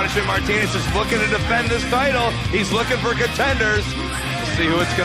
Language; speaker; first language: English; native; English